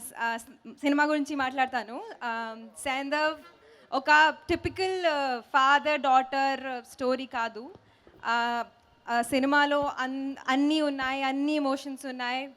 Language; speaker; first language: Telugu; non-native, local second language; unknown